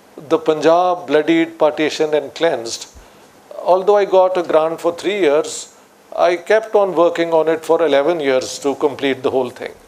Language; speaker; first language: English; non-native, local second language; Punjabi